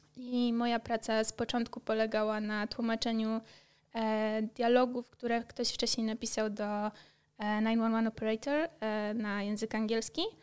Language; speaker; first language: Polish; native; Polish